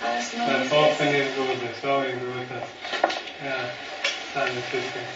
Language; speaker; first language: German; non-native, learner; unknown